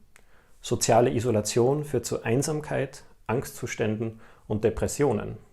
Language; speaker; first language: German; native; German